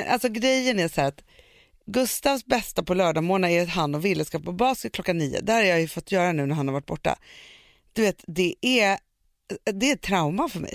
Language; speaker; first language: Swedish; native; Swedish